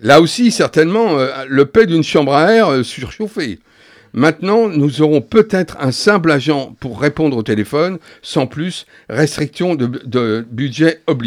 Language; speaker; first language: French; native; French